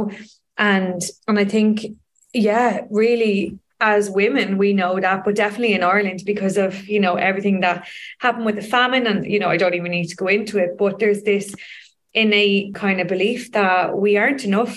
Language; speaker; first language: English; native; English